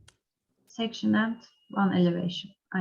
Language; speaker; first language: English; non-native, learner; Turkish